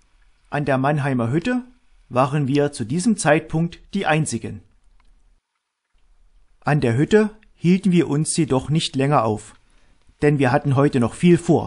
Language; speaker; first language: German; native; German